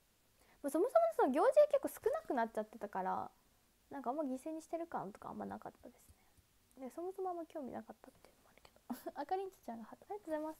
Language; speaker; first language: Japanese; native; Japanese